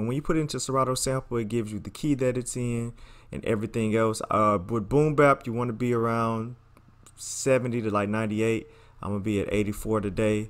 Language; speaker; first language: English; native; English